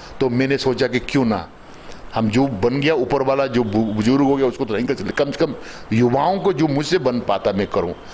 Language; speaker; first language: Hindi; non-native, local second language; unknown